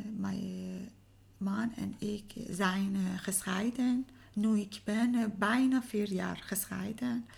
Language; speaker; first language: Dutch; non-native, learner; Persian